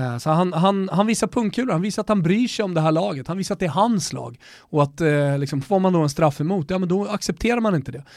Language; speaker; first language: Swedish; native; Swedish